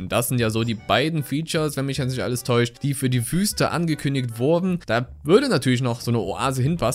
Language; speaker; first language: German; native; German